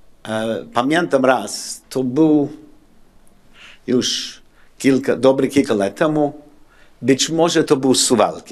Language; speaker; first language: Polish; non-native, learner; English